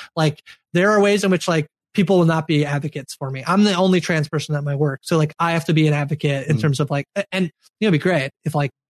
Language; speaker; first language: English; native; English